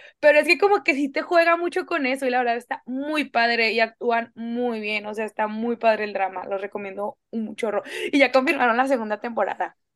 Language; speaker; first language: Spanish; native; Spanish